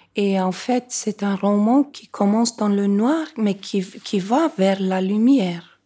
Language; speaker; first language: French; non-native, fluent; Icelandic